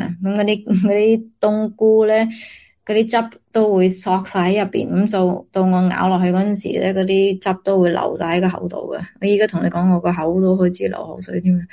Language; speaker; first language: Cantonese; early bilingual, heritage; Cantonese